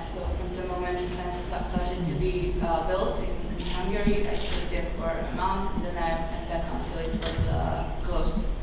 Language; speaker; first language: English; non-native, fluent; Slovak